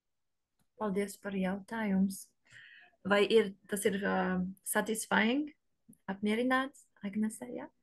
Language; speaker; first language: Latvian; non-native, learner; French